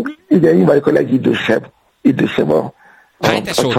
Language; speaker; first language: Hungarian; non-native, learner; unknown